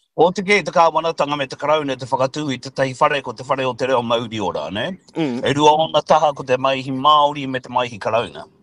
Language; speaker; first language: Māori; non-native, local second language; English